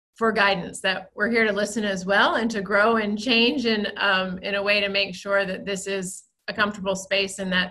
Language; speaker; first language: English; native; English